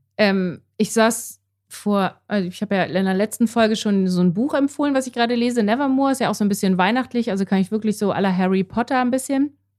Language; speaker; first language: German; native; German